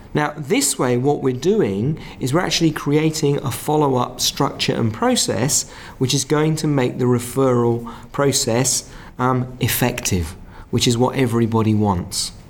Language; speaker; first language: English; native; English